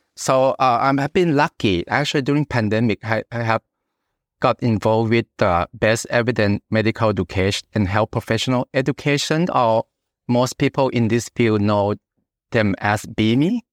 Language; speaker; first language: English; non-native, fluent; Thai